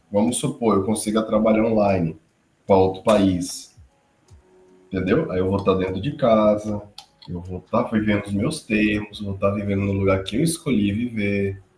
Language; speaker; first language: Portuguese; native; Portuguese